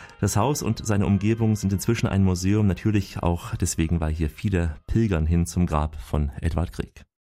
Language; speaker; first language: German; native; German